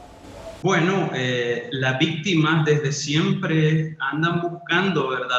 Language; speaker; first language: Spanish; native; Spanish